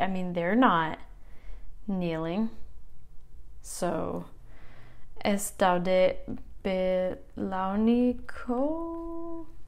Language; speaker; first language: English; native; English